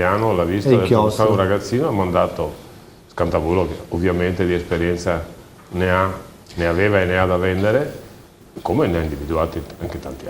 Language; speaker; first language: Italian; native; Italian